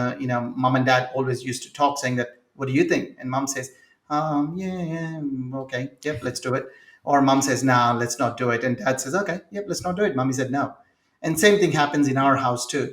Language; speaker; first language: English; non-native, local second language; Telugu